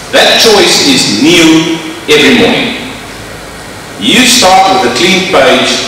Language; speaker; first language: English; non-native, local second language; Afrikaans